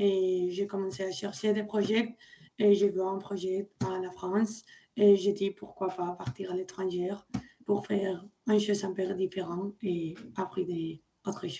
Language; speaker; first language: French; non-native, learner; Spanish